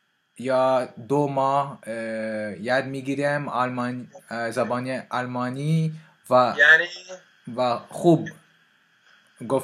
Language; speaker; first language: Persian; non-native, learner; French